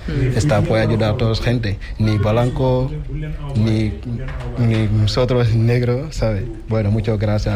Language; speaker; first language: Spanish; non-native, learner; Wolof